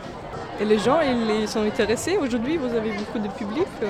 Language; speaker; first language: French; non-native, learner; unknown